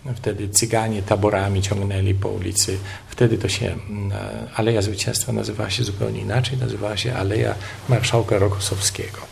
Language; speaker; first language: Polish; native; Polish